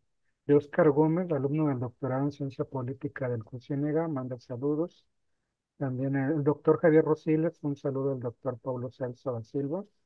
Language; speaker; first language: Spanish; native; Spanish